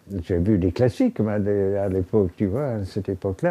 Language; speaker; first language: French; non-native, fluent; English